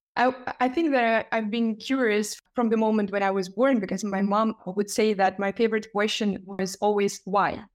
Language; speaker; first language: English; non-native, fluent; Ukrainian